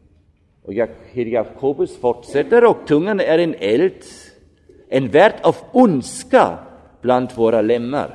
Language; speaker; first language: Swedish; non-native, fluent; German